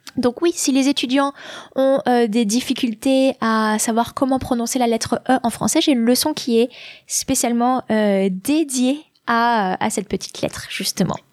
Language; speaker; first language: French; native; French